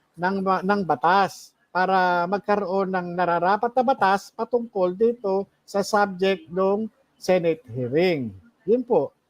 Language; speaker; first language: Filipino; native; Filipino